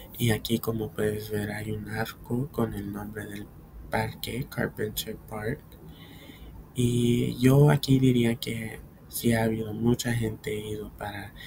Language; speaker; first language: Spanish; early bilingual, heritage; Spanish